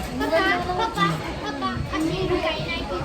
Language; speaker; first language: Japanese; early bilingual, other home language; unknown